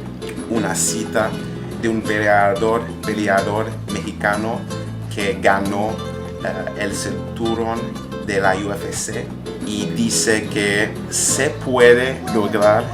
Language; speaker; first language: Spanish; non-native, learner; French